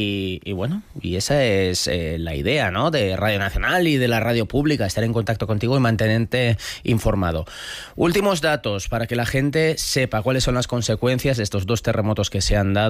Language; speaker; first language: Spanish; native; Spanish